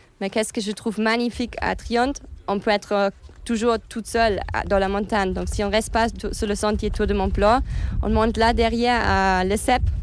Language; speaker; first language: French; non-native, fluent; German